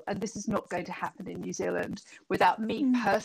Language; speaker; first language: English; native; English